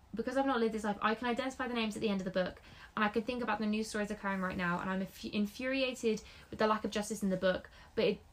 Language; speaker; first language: English; native; English